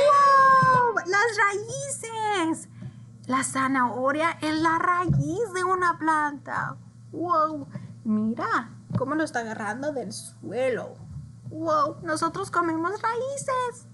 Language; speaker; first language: Spanish; early bilingual, heritage; English